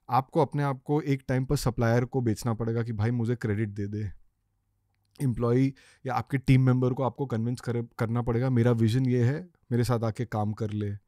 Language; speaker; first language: Hindi; native; Hindi